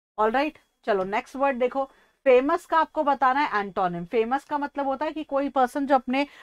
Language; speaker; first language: Hindi; native; Hindi